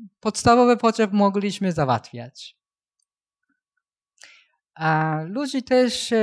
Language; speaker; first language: Polish; non-native, learner; Japanese